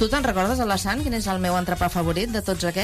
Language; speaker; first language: Catalan; native; Catalan